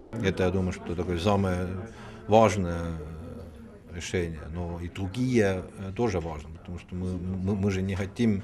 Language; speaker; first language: Russian; non-native, fluent; Estonian